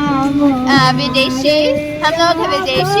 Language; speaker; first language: Hindi; non-native, learner; English